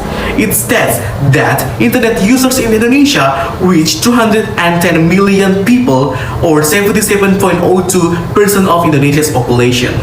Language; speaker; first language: English; non-native, learner; Indonesian